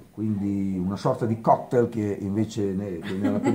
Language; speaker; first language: Italian; native; Italian